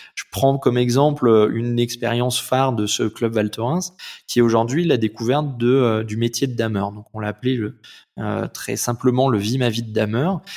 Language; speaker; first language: French; native; French